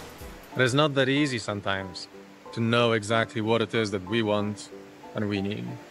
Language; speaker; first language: English; non-native, fluent; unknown